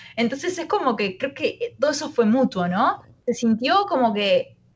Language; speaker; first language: Spanish; native; Spanish